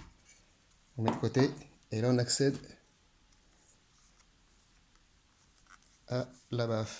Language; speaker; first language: French; native; French